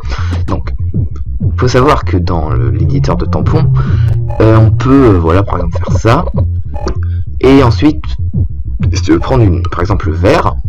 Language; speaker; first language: French; native; French